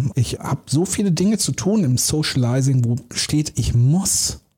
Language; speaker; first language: German; native; German